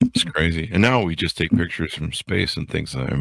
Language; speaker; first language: English; native; English